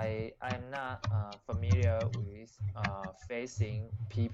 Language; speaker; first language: English; non-native, learner; Chinese